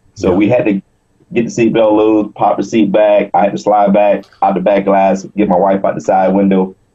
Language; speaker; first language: English; native; English